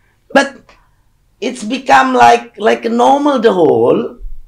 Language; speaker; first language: English; non-native, fluent; Indonesian